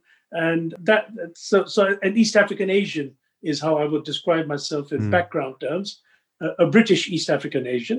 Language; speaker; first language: English; non-native, local second language; Sindhi